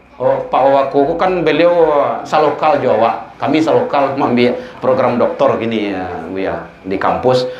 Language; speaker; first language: Malay; non-native, local second language; Minangkabau